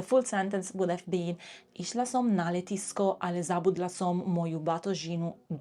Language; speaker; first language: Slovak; non-native, learner; Italian